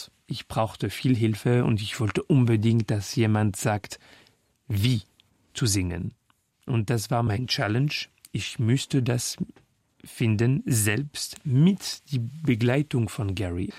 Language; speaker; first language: German; non-native, fluent; French